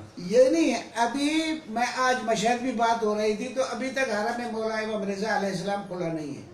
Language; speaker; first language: Urdu; non-native, local second language; Sindhi